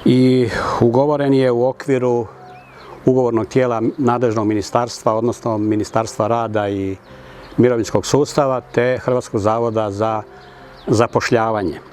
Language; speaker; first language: Croatian; native; Croatian